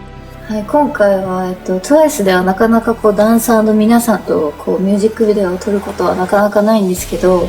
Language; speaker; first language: Japanese; native; Japanese